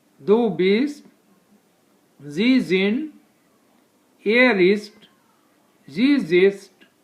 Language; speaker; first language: German; non-native, fluent; Hindi